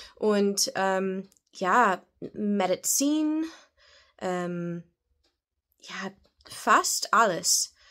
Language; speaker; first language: German; non-native, learner; English